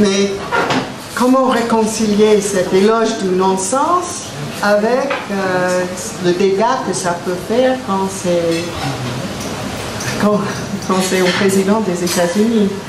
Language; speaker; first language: French; non-native, fluent; English